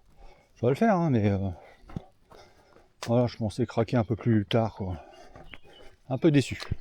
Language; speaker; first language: French; native; French